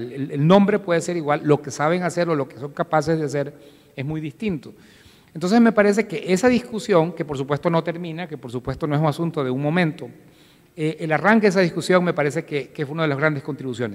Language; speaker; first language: Spanish; native; Spanish